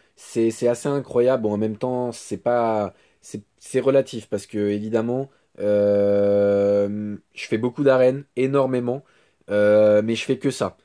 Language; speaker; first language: French; native; French